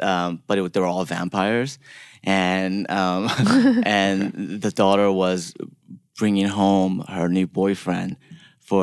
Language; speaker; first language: English; early bilingual, other home language; Korean